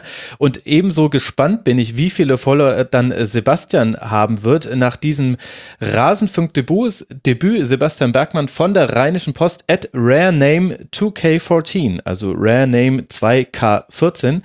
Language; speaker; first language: German; native; German